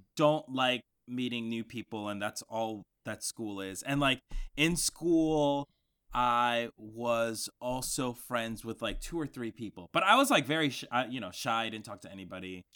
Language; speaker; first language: English; early bilingual, other home language; Spanish